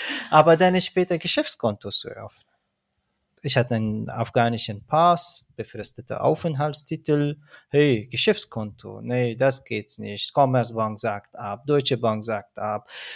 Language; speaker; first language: German; non-native, fluent; Persian